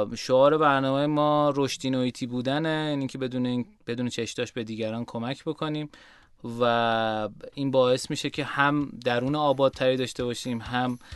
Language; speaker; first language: Persian; native; Persian